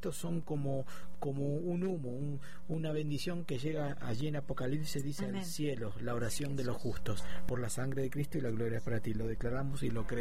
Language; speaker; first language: Spanish; native; Spanish